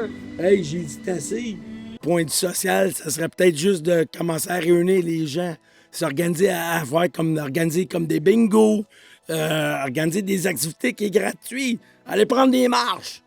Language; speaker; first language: French; native; French